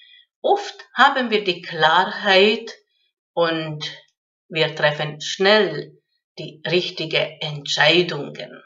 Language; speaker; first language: German; non-native, fluent; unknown